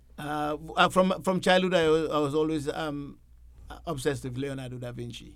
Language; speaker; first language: English; native; English